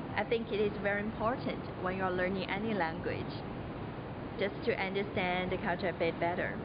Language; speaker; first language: English; non-native, fluent; Chinese